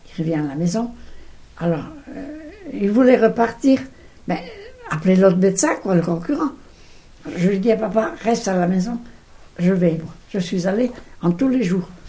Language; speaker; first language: French; non-native, local second language; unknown